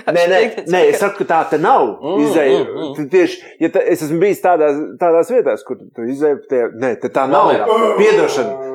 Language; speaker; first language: Latvian; native; Latvian